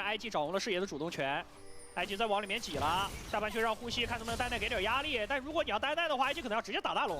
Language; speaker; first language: Chinese; native; Chinese